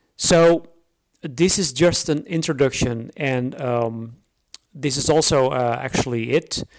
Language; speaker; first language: English; non-native, fluent; Dutch